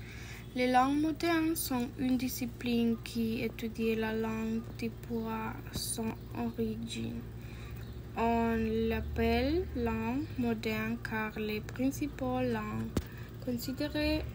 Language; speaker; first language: French; non-native, learner; Spanish